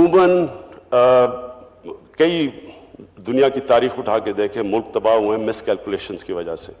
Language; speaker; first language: Urdu; native; Urdu